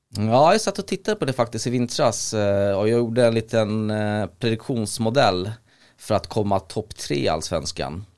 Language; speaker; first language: Swedish; early bilingual, other home language; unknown